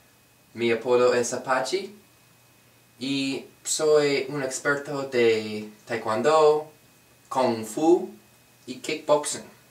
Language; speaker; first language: Spanish; non-native, learner; English